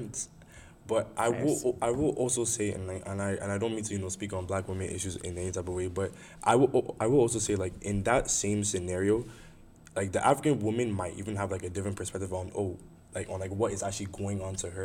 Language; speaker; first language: English; non-native, local second language; Igbo